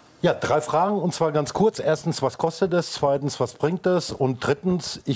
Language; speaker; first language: German; native; German